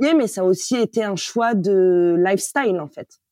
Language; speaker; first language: French; native; French